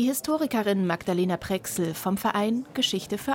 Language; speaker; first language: German; native; German